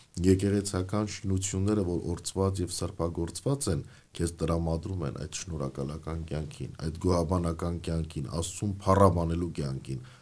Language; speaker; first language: Armenian; native; Armenian